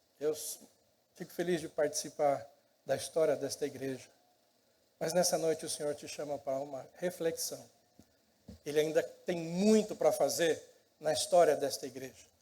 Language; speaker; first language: Portuguese; native; Portuguese